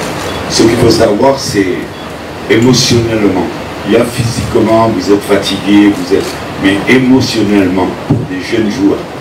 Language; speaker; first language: French; native; French